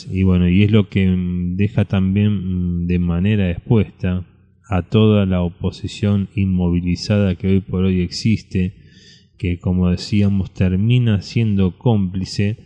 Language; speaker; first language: Spanish; native; Spanish